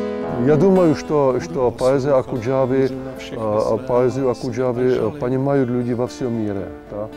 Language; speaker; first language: Russian; non-native, fluent; Czech